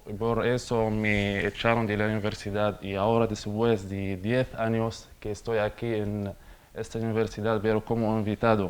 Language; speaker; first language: Spanish; non-native, learner; Arabic